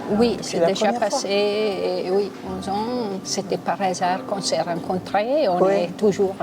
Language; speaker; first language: French; non-native, local second language; Italian